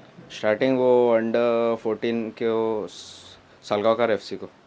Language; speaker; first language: Hindi; non-native, local second language; Konkani